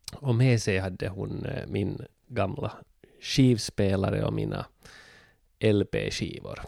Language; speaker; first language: Swedish; native; Swedish